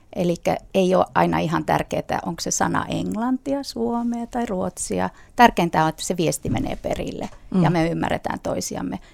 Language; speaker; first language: Finnish; native; Finnish